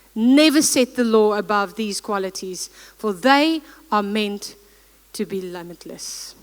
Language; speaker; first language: English; non-native, local second language; Afrikaans